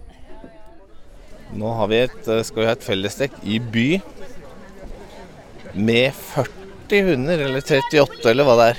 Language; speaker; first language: Norwegian; native; Norwegian